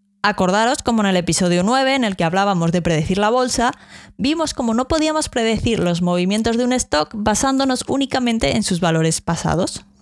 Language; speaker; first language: Spanish; native; Spanish